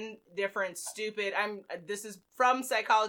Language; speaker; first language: English; native; English